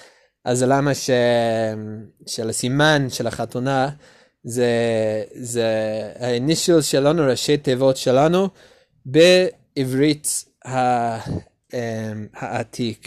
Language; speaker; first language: Hebrew; non-native, learner; English